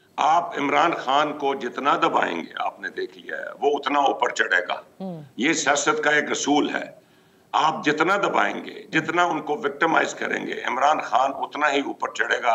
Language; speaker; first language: Urdu; early bilingual, heritage; Urdu